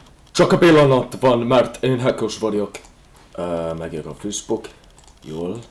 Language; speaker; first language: Hungarian; non-native, learner; Welsh